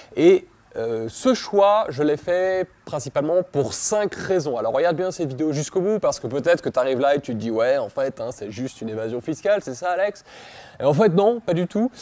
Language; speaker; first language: French; native; French